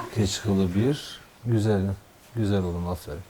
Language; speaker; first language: Turkish; native; Turkish